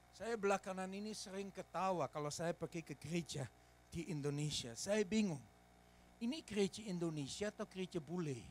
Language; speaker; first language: Indonesian; non-native, fluent; English